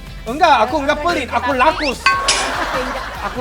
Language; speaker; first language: Indonesian; non-native, fluent; Korean